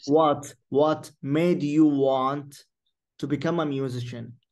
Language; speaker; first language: English; non-native, fluent; Arabic